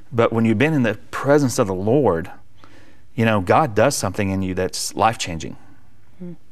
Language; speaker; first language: English; native; English